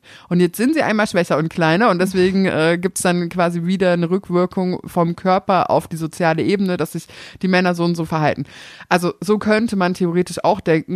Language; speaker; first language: German; native; German